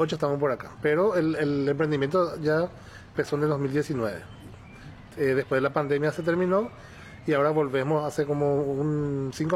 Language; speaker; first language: Spanish; native; Spanish